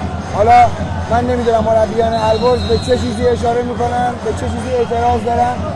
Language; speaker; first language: Persian; native; Persian